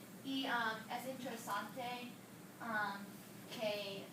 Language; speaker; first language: Spanish; non-native, learner; English